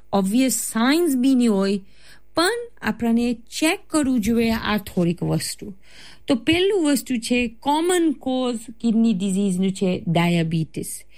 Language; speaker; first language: Gujarati; early bilingual, heritage; Gujarati